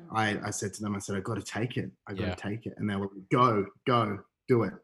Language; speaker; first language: English; native; English